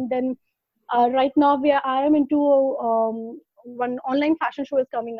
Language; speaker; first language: English; non-native, local second language; Hindi